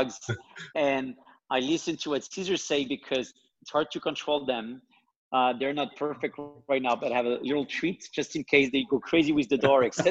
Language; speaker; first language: English; non-native, fluent; French